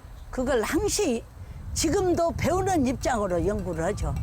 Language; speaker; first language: Korean; native; Korean